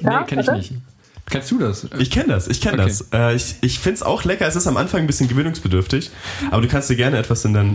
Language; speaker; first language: German; native; German